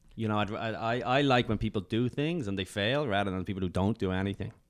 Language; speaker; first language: English; native; English